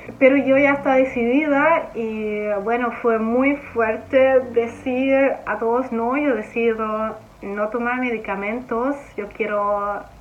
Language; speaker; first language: Spanish; non-native, fluent; German